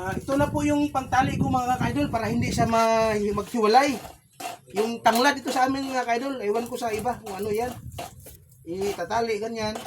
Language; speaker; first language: Filipino; non-native, local second language; Cebuano